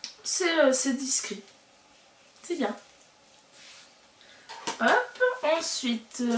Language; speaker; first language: French; native; French